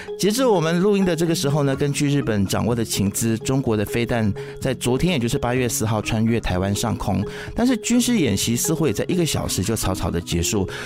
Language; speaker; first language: Chinese; native; Chinese